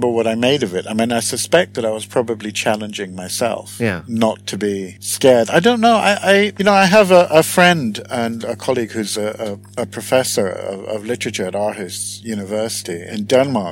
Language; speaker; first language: English; native; English